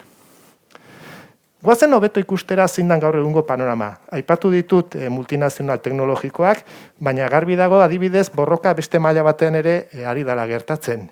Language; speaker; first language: Basque; native; Basque